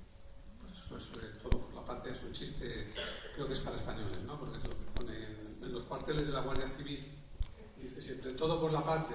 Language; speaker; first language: Spanish; native; Spanish